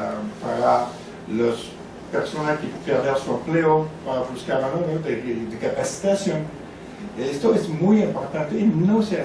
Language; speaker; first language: Spanish; non-native, learner; French